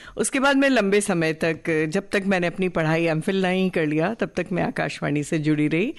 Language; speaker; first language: Hindi; native; Hindi